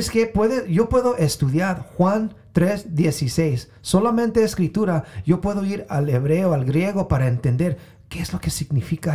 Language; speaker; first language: Spanish; early bilingual, heritage; Spanish